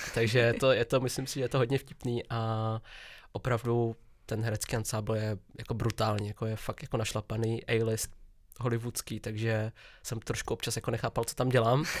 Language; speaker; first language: Czech; early bilingual, other home language; Vietnamese